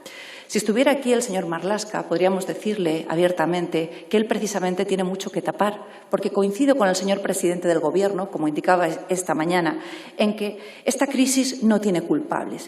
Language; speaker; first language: Spanish; native; Spanish